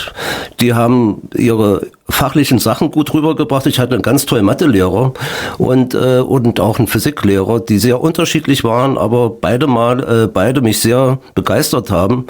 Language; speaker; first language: German; native; German